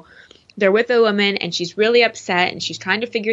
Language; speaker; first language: English; native; English